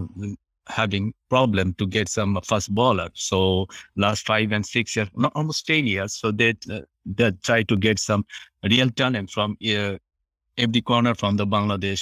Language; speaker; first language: English; non-native, local second language; Bangla